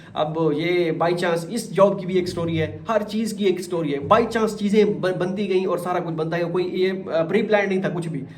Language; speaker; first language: Urdu; non-native, local second language; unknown